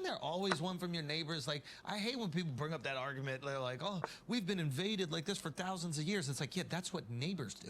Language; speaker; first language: English; native; English